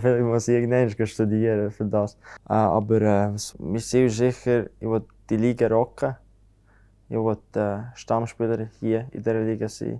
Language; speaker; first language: German; non-native, fluent; Latvian